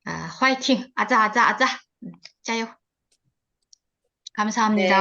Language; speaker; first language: Korean; early bilingual, heritage; Korean